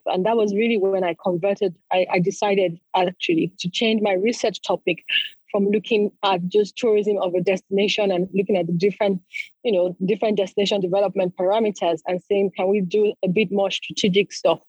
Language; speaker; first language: English; non-native, local second language; Yoruba